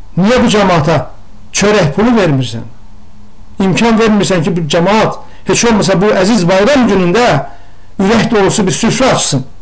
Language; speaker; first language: Azerbaijani; non-native, local second language; Talysh